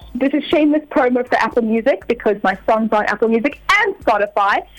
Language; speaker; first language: English; native; English